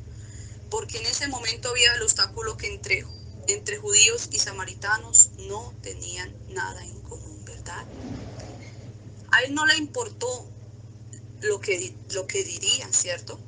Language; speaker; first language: Spanish; native; Spanish